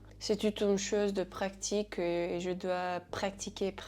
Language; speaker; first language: French; non-native, fluent; Spanish